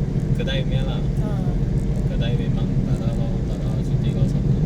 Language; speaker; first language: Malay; non-native, local second language; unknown